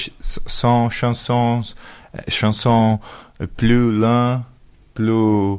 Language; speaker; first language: French; non-native, learner; Portuguese